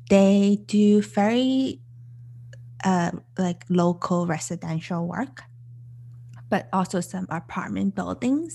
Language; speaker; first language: English; non-native, local second language; Cantonese